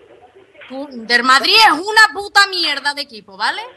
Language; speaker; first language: Spanish; native; Spanish